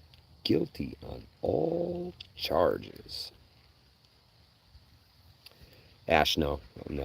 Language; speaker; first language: English; native; English